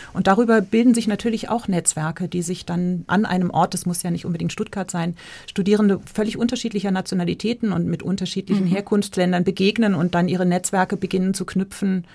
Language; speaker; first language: German; native; German